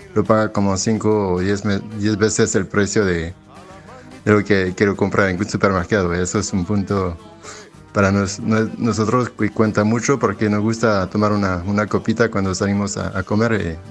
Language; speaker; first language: Spanish; non-native, fluent; French